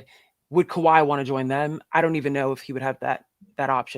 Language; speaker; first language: English; native; English